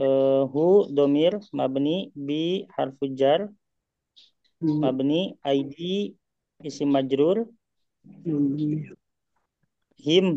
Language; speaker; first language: Arabic; non-native, learner; Indonesian